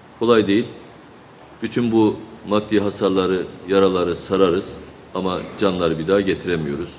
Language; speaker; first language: Turkish; native; Turkish